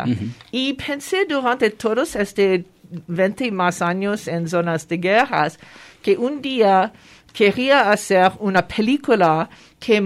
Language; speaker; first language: Spanish; non-native, fluent; French